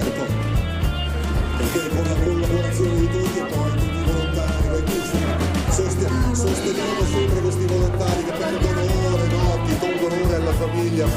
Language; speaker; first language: Italian; native; Italian